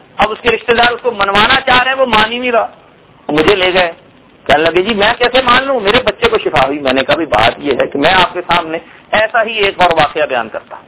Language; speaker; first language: Urdu; non-native, local second language; Punjabi